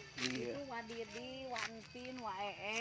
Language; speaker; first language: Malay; non-native, local second language; Sundanese